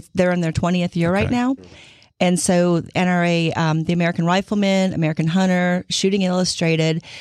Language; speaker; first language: English; native; English